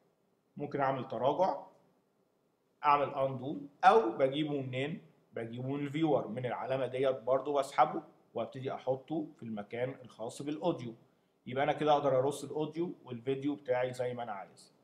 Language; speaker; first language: Arabic; native; Arabic